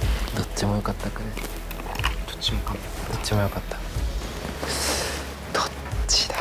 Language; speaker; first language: Japanese; native; Japanese